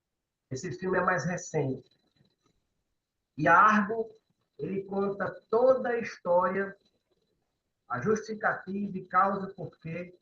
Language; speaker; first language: Portuguese; native; Portuguese